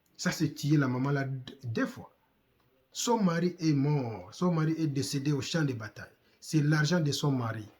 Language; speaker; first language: French; non-native, local second language; Lingala